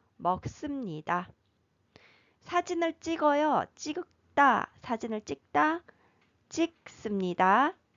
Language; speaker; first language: Korean; native; Korean